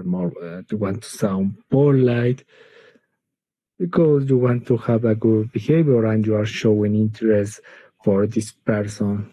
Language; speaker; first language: English; non-native, learner; Spanish